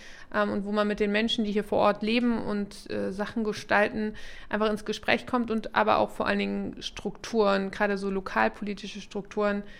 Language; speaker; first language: German; native; German